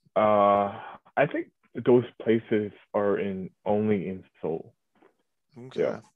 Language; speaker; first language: English; early bilingual, other home language; Korean